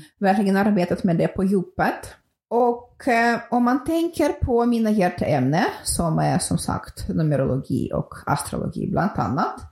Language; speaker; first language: Swedish; non-native, fluent; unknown